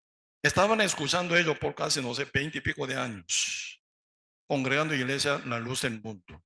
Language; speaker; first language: Spanish; non-native, learner; Korean